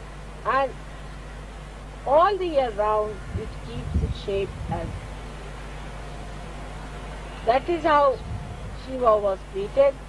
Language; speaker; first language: English; non-native, local second language; Hindi